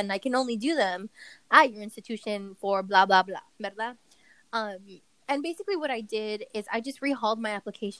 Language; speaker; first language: English; early bilingual, other home language; Spanish